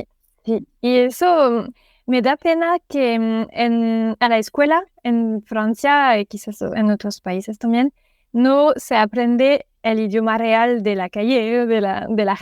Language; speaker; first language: Spanish; non-native, fluent; French